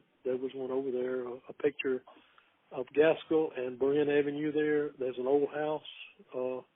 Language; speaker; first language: English; native; English